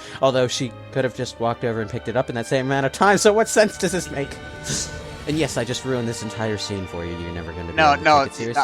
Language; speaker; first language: English; native; English